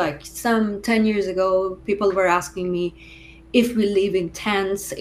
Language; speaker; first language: English; non-native, fluent; Persian